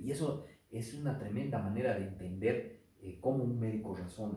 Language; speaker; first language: Spanish; native; Spanish